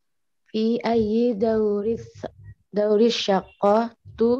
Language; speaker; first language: Arabic; non-native, learner; Indonesian